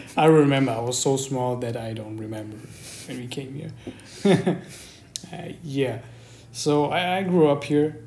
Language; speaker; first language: English; non-native, fluent; Persian